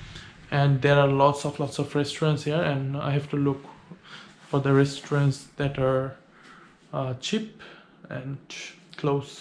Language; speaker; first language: English; non-native, learner; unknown